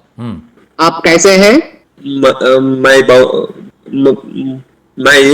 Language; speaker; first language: Hindi; non-native, learner; Telugu